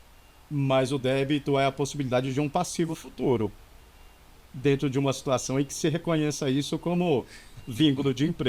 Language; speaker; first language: Portuguese; native; Portuguese